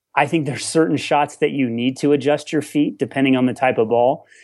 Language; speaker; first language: English; native; English